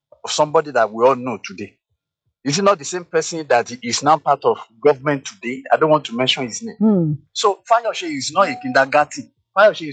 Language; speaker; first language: English; non-native, local second language; Yoruba